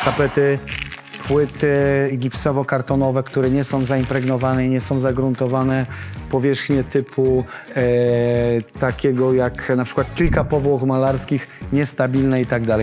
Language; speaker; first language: Polish; native; Polish